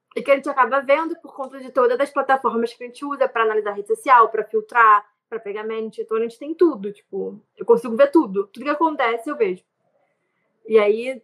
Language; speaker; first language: Portuguese; native; Portuguese